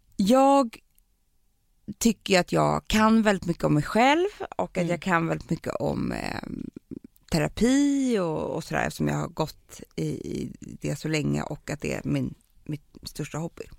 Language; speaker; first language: Swedish; native; Swedish